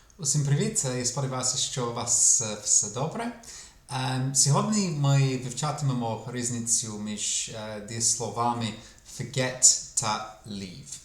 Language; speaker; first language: Ukrainian; non-native, fluent; English